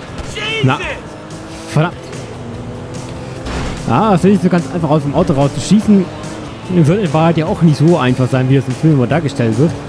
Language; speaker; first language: German; native; German